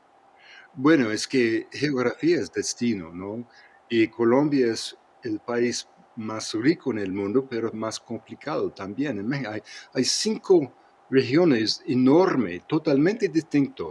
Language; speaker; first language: Spanish; non-native, fluent; English